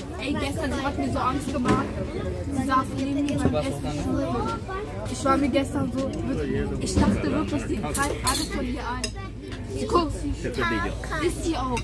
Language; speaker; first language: German; early bilingual, other home language; Urdu